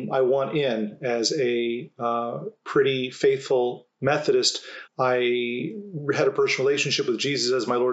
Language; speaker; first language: English; native; English